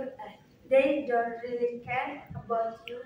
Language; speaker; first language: English; non-native, learner; Indonesian